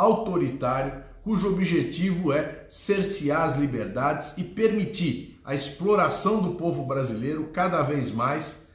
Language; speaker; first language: Portuguese; native; Portuguese